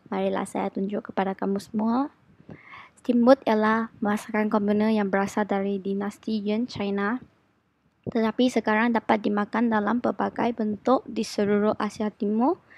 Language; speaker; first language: Malay; non-native, local second language; Chinese